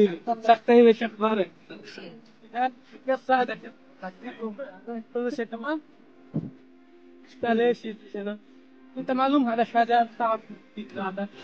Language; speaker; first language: Arabic; non-native, learner; Bangla